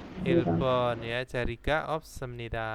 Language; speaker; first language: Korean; non-native, fluent; Indonesian